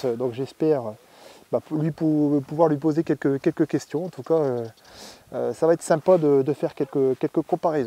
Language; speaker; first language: French; native; French